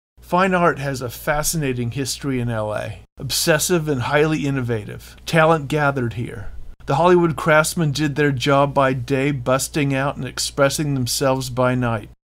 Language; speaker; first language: English; native; English